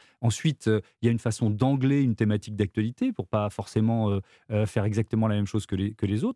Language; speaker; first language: French; native; French